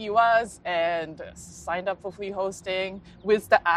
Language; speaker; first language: English; non-native, fluent; Japanese